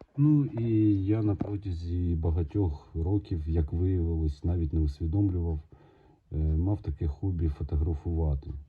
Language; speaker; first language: Ukrainian; non-native, local second language; Russian